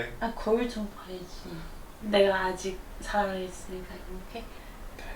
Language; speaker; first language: Korean; non-native, learner; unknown